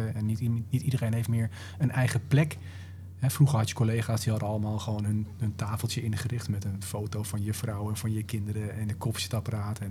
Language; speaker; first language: Dutch; native; Dutch